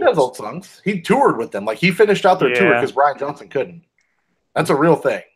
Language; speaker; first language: English; native; English